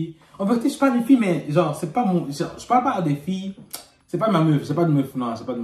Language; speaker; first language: French; native; French